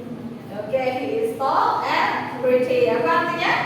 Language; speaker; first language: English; non-native, fluent; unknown